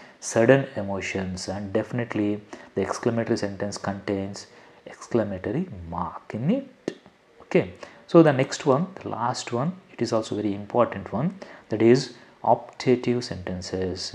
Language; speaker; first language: English; non-native, local second language; Telugu